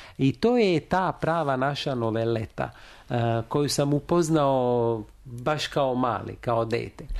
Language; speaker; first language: Serbian; non-native, fluent; Italian